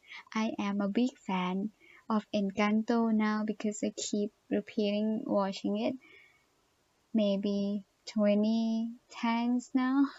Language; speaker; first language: English; non-native, learner; Thai